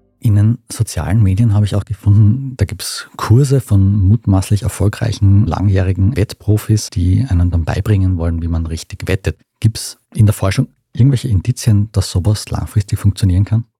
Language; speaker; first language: German; native; German